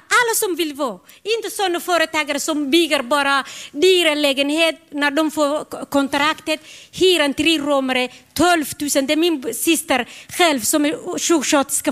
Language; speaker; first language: Swedish; non-native, learner; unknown